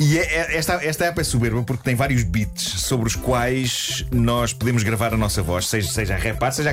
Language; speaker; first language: Portuguese; native; Portuguese